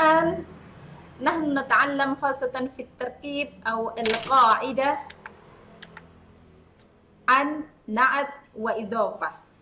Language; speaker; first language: Arabic; non-native, fluent; Indonesian